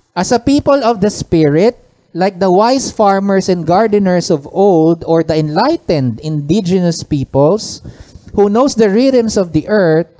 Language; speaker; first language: English; non-native, local second language; Filipino